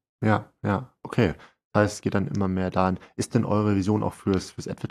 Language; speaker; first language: German; native; German